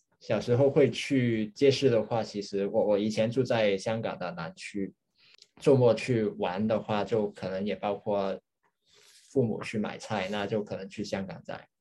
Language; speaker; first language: Chinese; non-native, local second language; Cantonese